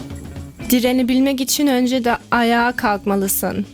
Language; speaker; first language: Turkish; non-native, learner; German